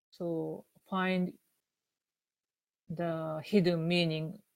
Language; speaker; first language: English; non-native, learner; Japanese